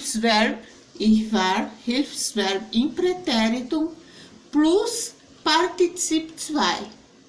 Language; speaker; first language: German; non-native, fluent; Portuguese